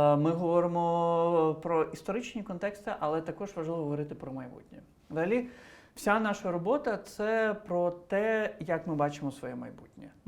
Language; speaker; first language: Ukrainian; non-native, local second language; Crimean Tatar